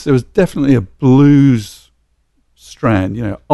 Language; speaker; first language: English; native; English